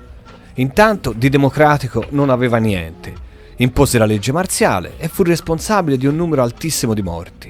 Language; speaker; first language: Italian; native; Italian